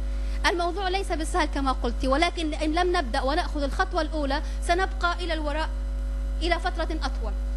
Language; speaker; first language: Arabic; native; Arabic